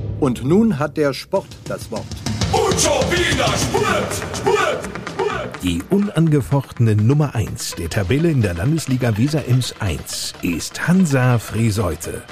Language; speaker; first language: German; native; German